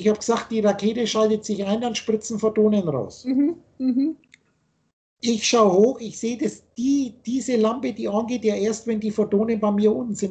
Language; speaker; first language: German; native; German